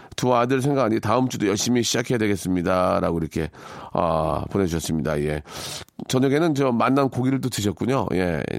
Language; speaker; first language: Korean; native; Korean